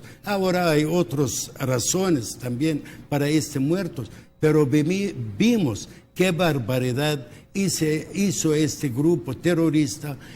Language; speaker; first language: Spanish; early bilingual, heritage; Spanish